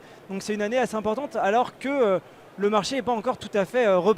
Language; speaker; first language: French; native; French